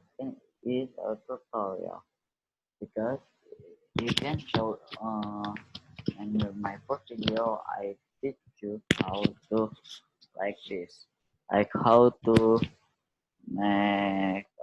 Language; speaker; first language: English; non-native, learner; Indonesian